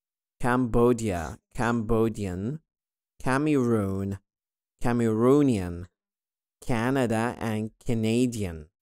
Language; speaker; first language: English; non-native, fluent; Arabic